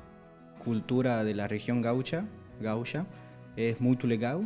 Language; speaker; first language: Portuguese; non-native, learner; Spanish